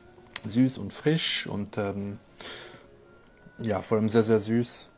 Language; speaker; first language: German; non-native, local second language; French